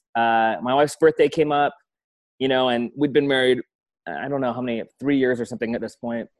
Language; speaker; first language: English; early bilingual, other home language; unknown